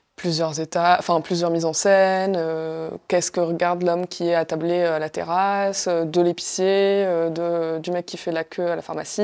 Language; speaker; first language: French; non-native, local second language; Arabic